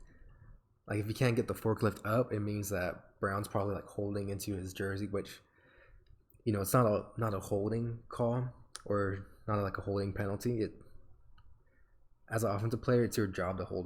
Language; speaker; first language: English; native; English